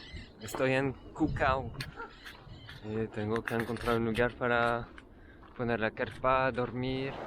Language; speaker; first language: Spanish; non-native, learner; French